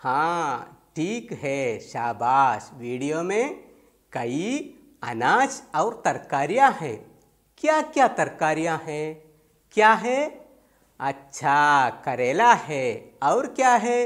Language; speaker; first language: Urdu; non-native, local second language; Malayalam